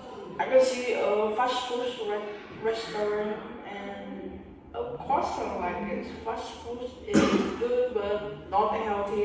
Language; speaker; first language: English; non-native, learner; Vietnamese